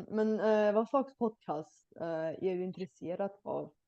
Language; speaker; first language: Swedish; non-native, fluent; Bulgarian